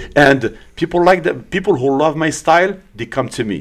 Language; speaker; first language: English; early bilingual, other home language; Arabic